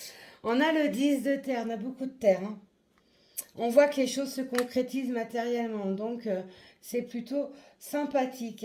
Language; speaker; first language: French; native; French